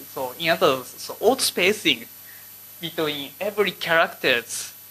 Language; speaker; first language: English; non-native, learner; Japanese